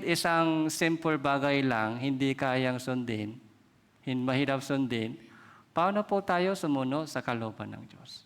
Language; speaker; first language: Filipino; non-native, fluent; Korean